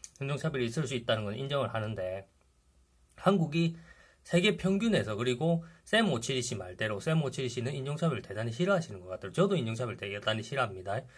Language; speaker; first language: Korean; native; Korean